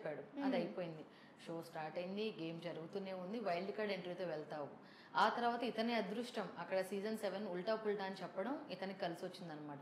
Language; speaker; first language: Telugu; native; Telugu